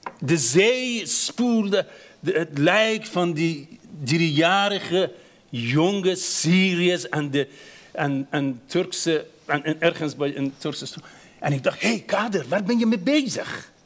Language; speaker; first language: Dutch; non-native, fluent; Persian